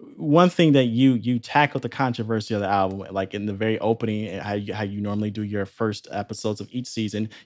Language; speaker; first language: English; native; English